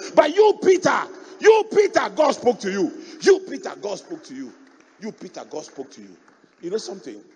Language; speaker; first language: English; non-native, local second language; Akan